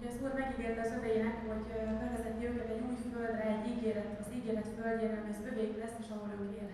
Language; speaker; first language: Hungarian; native; Hungarian